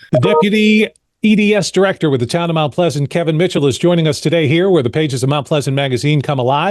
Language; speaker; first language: English; native; English